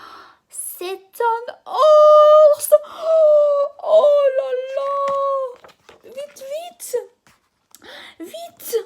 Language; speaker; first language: French; non-native, fluent; English